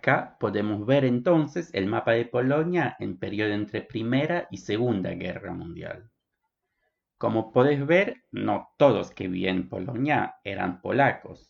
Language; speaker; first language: Spanish; non-native, fluent; Polish